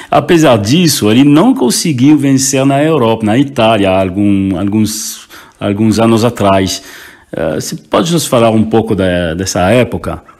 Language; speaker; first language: Portuguese; non-native, fluent; French